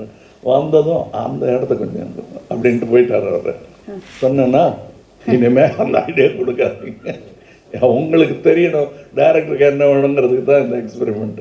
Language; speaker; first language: Tamil; native; Tamil